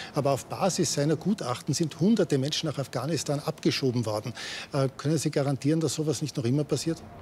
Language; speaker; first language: German; native; German